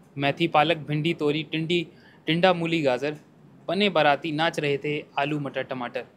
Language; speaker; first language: Hindi; native; Hindi